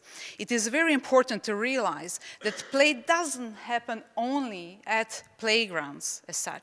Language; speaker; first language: English; non-native, fluent; Czech